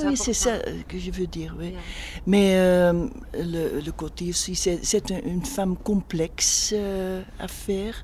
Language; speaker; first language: French; non-native, local second language; Dutch